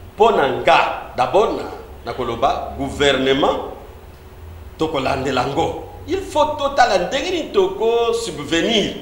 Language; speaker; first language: Lingala; non-native, local second language; Kituba (Democratic Republic of Congo)